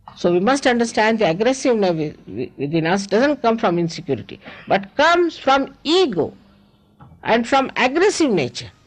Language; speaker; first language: English; non-native, local second language; Marathi